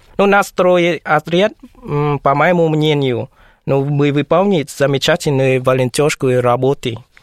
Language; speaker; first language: Russian; non-native, learner; Vietnamese